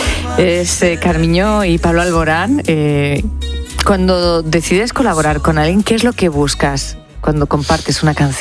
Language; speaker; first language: Spanish; native; Spanish